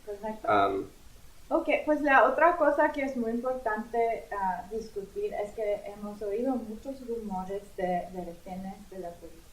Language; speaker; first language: Spanish; non-native, fluent; English